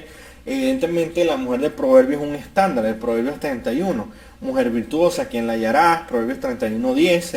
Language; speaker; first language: Spanish; native; Spanish